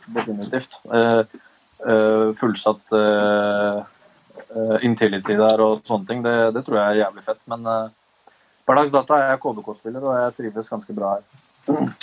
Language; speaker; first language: Norwegian; early bilingual, other home language; Albanian